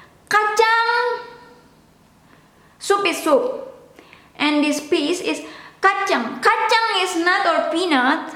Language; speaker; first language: English; non-native, local second language; Indonesian